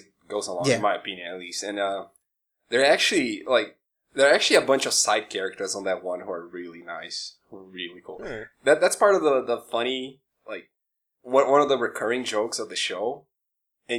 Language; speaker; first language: English; non-native, fluent; Portuguese